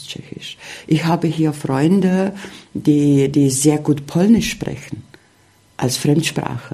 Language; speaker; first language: German; early bilingual, heritage; Czech